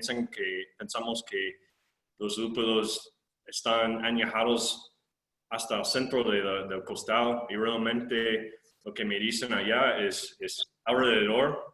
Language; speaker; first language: Spanish; non-native, fluent; English